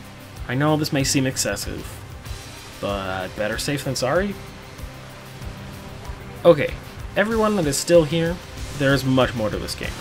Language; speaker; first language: English; native; English